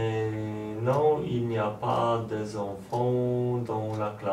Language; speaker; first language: French; non-native, learner; Polish